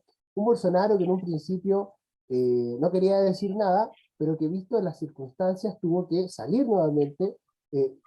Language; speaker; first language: Spanish; native; Spanish